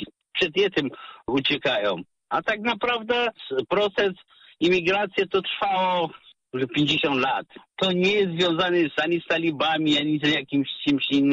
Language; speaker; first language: Polish; non-native, fluent; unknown